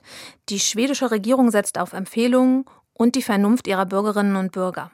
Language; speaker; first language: German; native; German